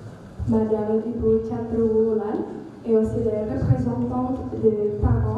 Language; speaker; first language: French; non-native, learner; Indonesian